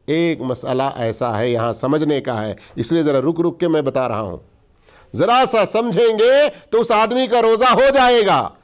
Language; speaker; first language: Urdu; native; Urdu